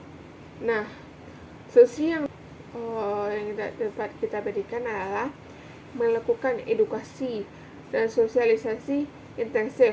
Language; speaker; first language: Indonesian; native; Indonesian